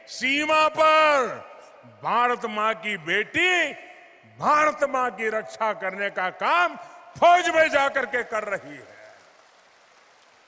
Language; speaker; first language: Hindi; non-native, local second language; Gujarati